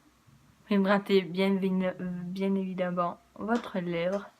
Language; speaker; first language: French; native; French